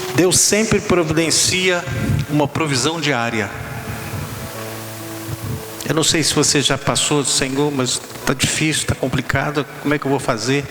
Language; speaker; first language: Portuguese; native; Portuguese